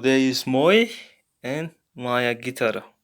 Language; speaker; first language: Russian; non-native, learner; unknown